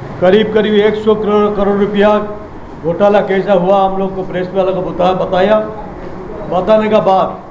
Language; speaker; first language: Hindi; non-native, local second language; Odia